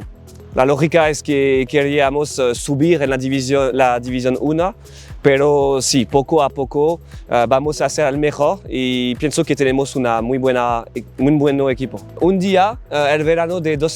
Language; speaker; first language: Spanish; non-native, learner; French